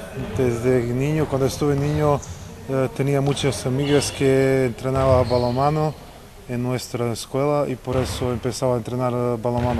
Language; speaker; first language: Spanish; non-native, learner; Serbian